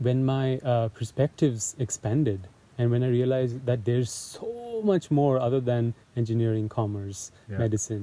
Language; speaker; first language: English; non-native, local second language; Hindi